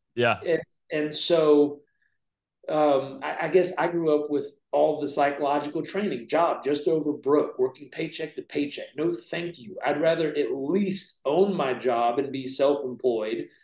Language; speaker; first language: English; native; English